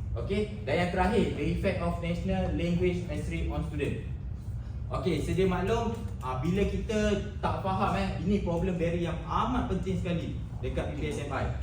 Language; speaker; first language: Malay; native; Malay